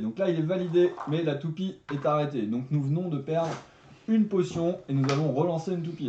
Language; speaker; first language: French; native; French